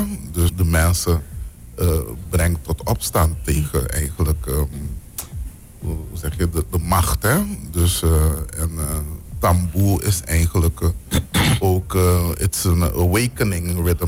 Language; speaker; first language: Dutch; non-native, local second language; Papiamento